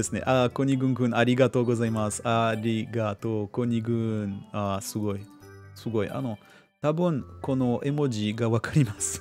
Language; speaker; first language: Japanese; non-native, learner; French